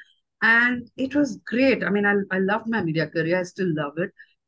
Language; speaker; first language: English; non-native, local second language; Tamil